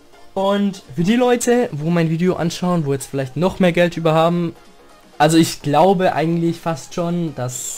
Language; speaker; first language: German; native; German